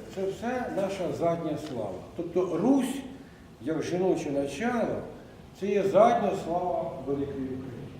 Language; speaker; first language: Ukrainian; native; Ukrainian